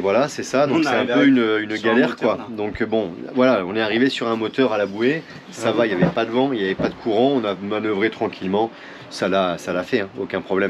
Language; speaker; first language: French; native; French